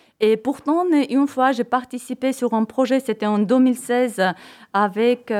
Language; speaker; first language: French; non-native, fluent; Armenian